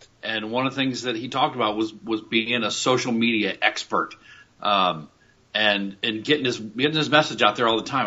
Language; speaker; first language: English; native; English